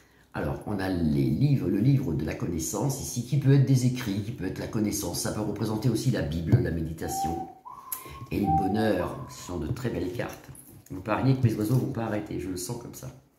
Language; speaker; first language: French; native; French